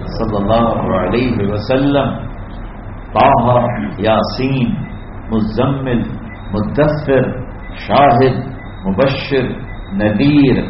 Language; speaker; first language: Urdu; native; Urdu